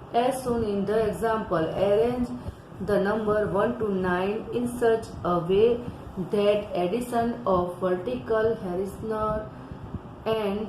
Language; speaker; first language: English; non-native, local second language; Gujarati